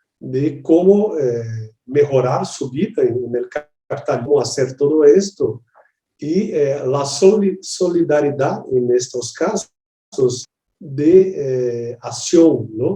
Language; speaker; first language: Spanish; non-native, learner; Portuguese